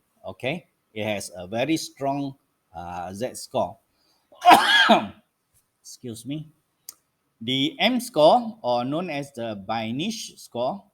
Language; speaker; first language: English; non-native, local second language; Malay